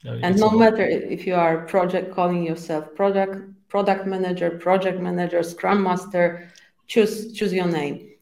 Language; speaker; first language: English; non-native, fluent; Polish